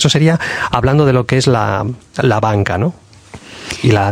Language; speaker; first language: Spanish; native; Spanish